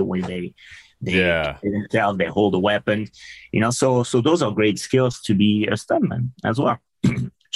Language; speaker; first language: English; non-native, fluent; French